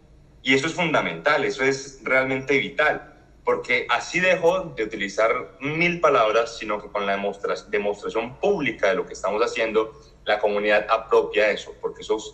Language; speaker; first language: Spanish; native; Spanish